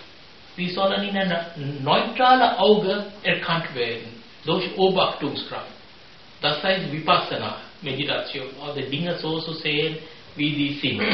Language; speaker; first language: German; non-native, fluent; Sinhala